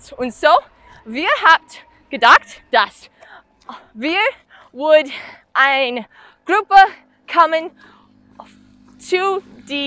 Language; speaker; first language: German; non-native, learner; English